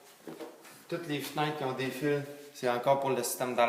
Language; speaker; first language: French; native; French